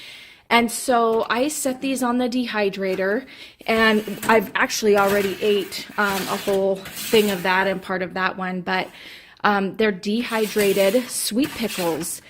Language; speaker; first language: English; native; English